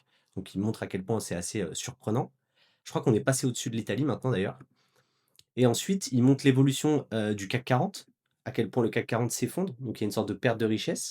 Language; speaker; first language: French; native; French